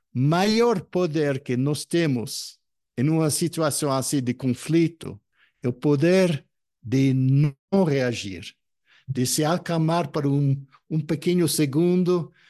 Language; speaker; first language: Portuguese; non-native, fluent; English